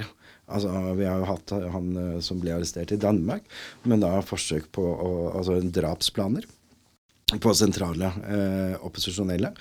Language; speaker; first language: Norwegian; native; Norwegian